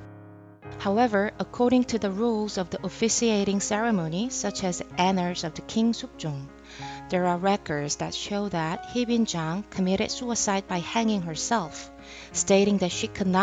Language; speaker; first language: English; non-native, fluent; Korean